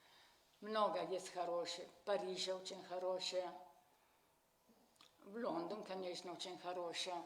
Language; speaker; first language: Russian; non-native, learner; Italian